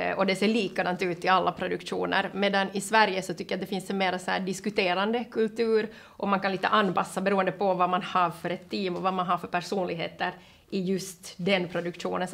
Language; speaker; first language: Swedish; native; Swedish